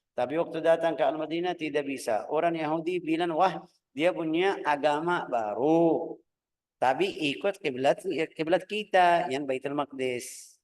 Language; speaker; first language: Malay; non-native, fluent; Arabic